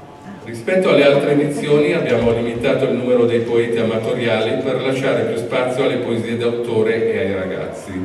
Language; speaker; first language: Italian; native; Italian